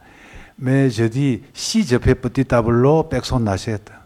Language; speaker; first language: French; non-native, learner; Korean